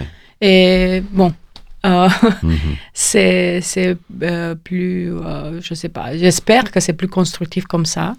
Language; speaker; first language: French; non-native, fluent; Romanian